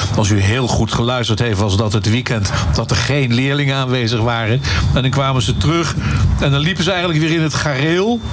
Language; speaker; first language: Dutch; native; Dutch